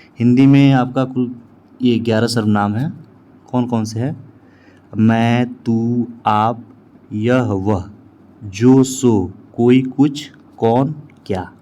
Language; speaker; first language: Hindi; native; Hindi